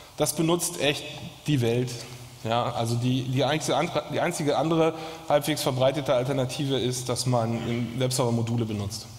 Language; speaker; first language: German; native; German